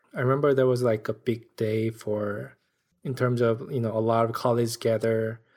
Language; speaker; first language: English; non-native, fluent; Korean